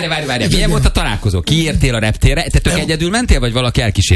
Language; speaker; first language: Hungarian; native; Hungarian